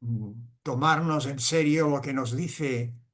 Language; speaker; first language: Spanish; non-native, local second language; Catalan